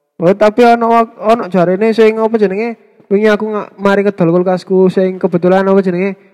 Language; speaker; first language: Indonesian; non-native, local second language; Javanese